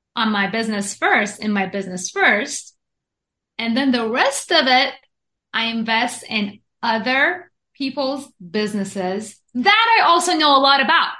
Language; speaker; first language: English; non-native, fluent; Persian